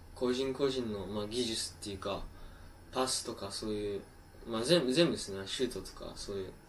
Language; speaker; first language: Japanese; early bilingual, heritage; Japanese